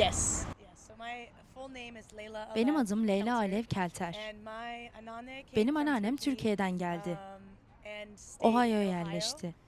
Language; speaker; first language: Turkish; non-native, learner; English